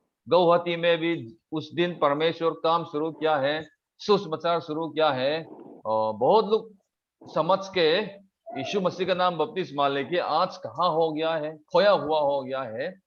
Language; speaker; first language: Hindi; non-native, local second language; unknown